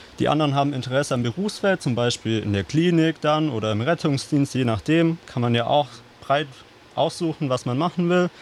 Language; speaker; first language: German; native; German